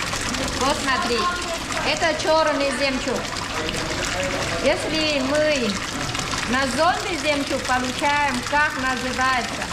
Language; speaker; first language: Russian; non-native, learner; Vietnamese